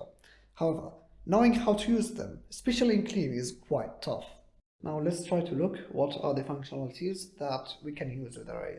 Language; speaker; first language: English; non-native, fluent; Arabic